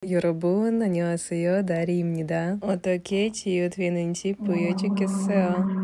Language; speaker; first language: Korean; non-native, learner; Russian